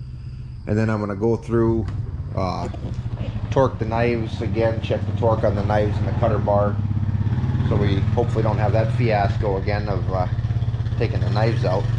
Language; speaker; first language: English; native; English